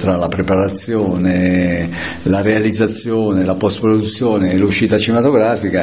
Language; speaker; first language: Italian; native; Italian